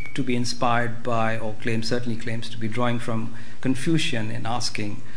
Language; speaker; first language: English; non-native, local second language; Hindi